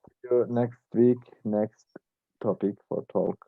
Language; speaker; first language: English; non-native, learner; Turkish